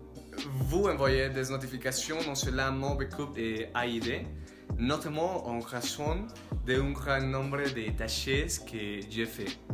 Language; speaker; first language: French; non-native, learner; Spanish